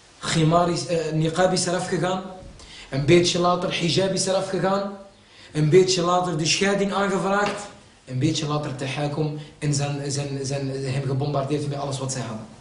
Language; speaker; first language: Dutch; early bilingual, other home language; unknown